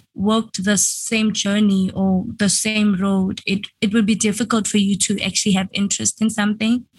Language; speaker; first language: English; non-native, local second language; Venda